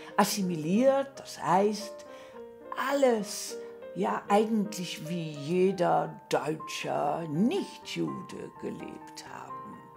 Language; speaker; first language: German; early bilingual, heritage; German